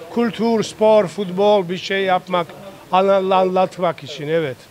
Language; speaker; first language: Turkish; non-native, learner; Georgian